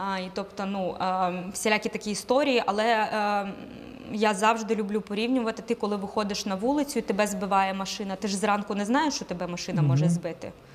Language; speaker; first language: Ukrainian; non-native, local second language; Russian